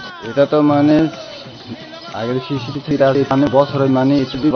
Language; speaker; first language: Bangla; non-native, local second language; Kok Borok